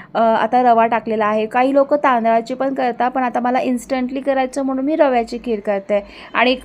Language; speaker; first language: Marathi; early bilingual, other home language; Hindi